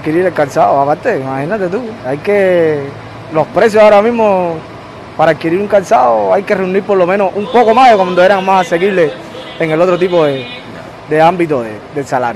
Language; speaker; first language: Spanish; native; Spanish